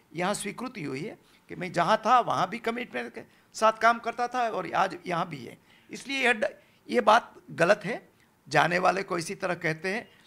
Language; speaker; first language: Hindi; non-native, local second language; Gujarati